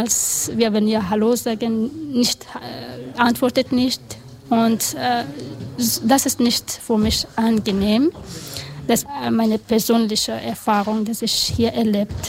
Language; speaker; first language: German; non-native, learner; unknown